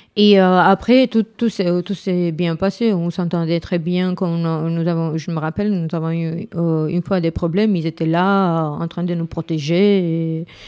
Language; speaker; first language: French; non-native, fluent; Romany